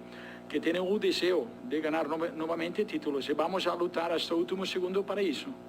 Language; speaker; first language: Portuguese; non-native, fluent; Spanish